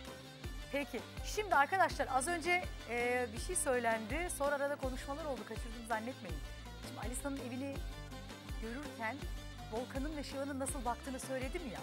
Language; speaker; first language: Turkish; native; Turkish